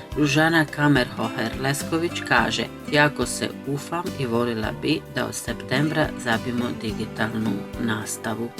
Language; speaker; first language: Bosnian; early bilingual, heritage; Croatian